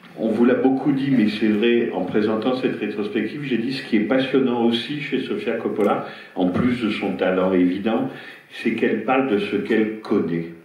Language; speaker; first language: French; native; French